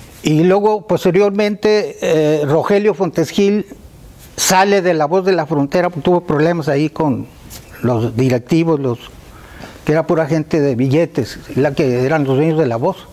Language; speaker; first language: Spanish; native; Spanish